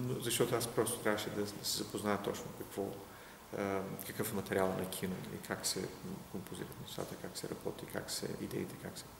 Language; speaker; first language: Bulgarian; non-native, local second language; Turkish